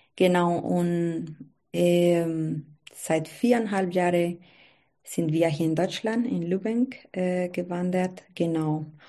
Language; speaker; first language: German; non-native, learner; Spanish